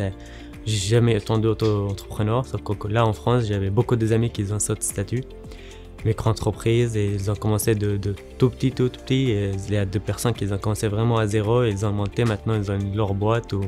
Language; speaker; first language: French; non-native, learner; Arabic